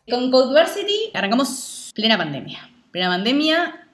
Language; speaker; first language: Spanish; native; Spanish